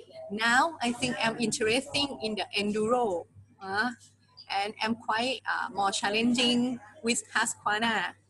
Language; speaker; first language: English; non-native, learner; Thai